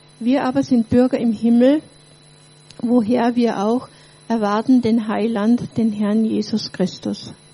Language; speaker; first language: German; native; German